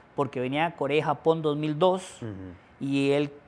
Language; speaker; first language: Spanish; native; Spanish